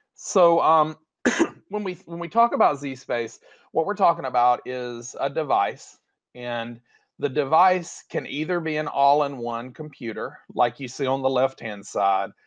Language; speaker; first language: English; native; English